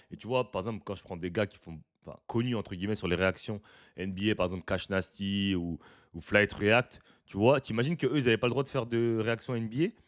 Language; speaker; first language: French; native; French